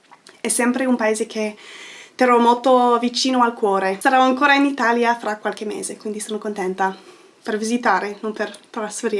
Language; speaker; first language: Italian; non-native, fluent; English